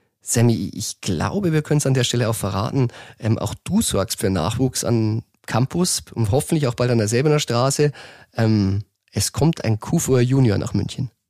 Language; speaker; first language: German; native; German